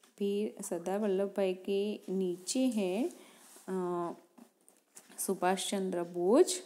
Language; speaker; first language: Hindi; non-native, local second language; Gujarati